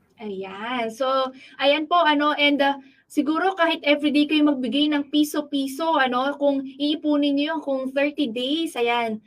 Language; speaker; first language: Filipino; non-native, local second language; Pampanga